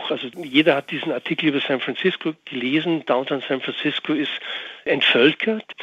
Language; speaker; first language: German; native; German